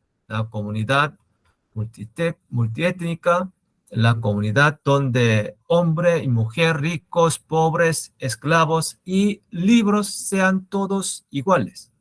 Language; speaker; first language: Spanish; non-native, learner; Korean